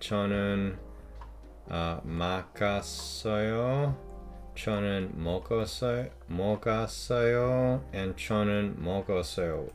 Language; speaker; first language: Korean; non-native, learner; English